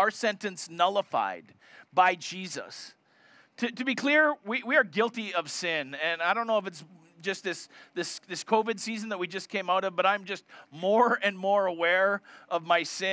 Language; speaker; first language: English; native; English